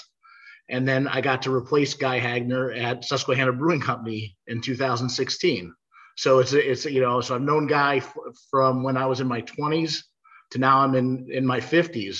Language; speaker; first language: English; native; English